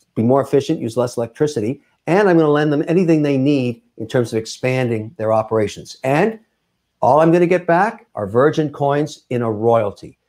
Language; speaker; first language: English; native; English